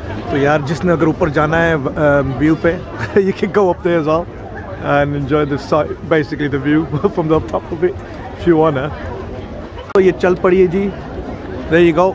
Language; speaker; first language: English; early bilingual, other home language; Hindi